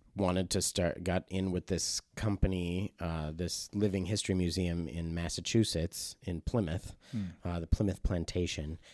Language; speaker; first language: English; native; English